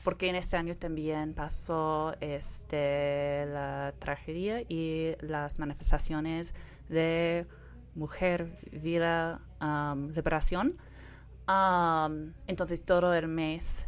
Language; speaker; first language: Spanish; non-native, fluent; Persian